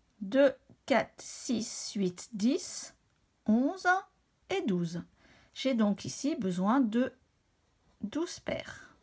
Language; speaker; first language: French; native; French